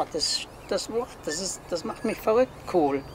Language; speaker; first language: German; early bilingual, heritage; German